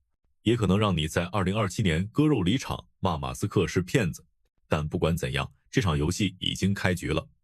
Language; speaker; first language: Chinese; native; Chinese